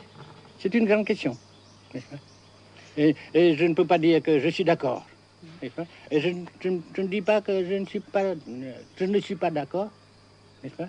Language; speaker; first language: French; non-native, fluent; Vietnamese